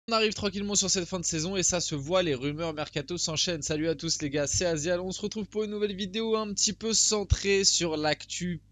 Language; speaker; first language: French; early bilingual, other home language; Portuguese